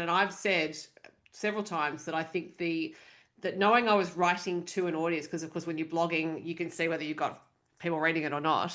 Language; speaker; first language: English; native; English